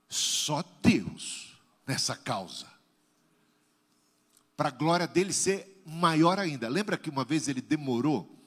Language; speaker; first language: Portuguese; native; Portuguese